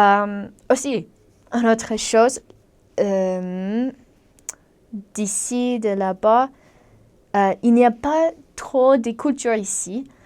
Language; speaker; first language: French; non-native, learner; English